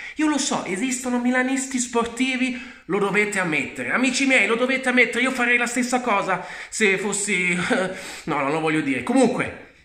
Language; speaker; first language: Italian; early bilingual, heritage; Italian